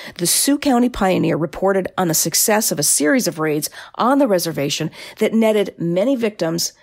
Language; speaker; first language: English; native; English